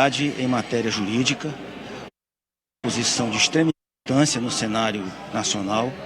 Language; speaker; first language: Portuguese; native; Portuguese